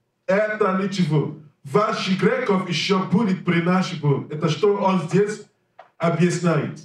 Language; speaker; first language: Russian; non-native, learner; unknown